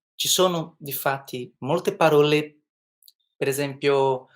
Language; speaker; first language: Italian; non-native, fluent; Portuguese